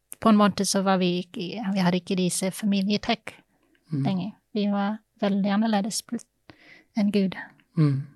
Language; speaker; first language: Norwegian; non-native, fluent; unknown